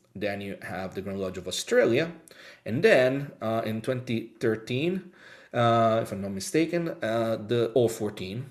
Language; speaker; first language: English; non-native, fluent; Italian